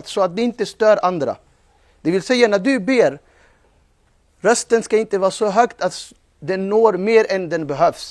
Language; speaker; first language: Swedish; non-native, fluent; Urdu